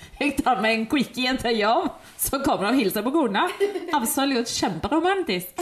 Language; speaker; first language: Norwegian; non-native, fluent; Spanish